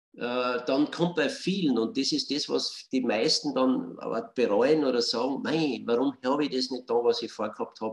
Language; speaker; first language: German; native; German